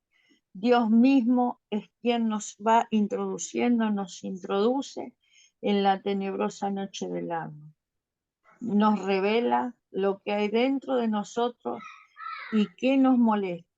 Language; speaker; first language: Spanish; native; Spanish